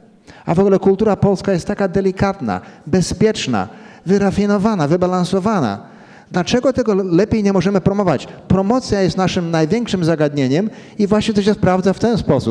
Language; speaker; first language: Polish; early bilingual, heritage; Polish